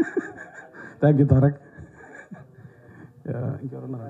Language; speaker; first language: Telugu; native; Telugu